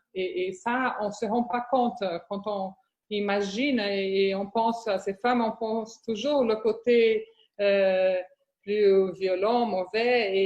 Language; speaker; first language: French; non-native, fluent; Portuguese